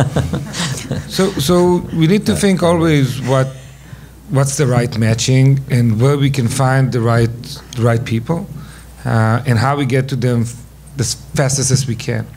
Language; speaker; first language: English; non-native, fluent; Hebrew